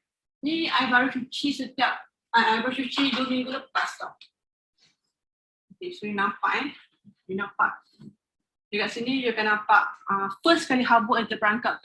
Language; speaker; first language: Malay; native; Malay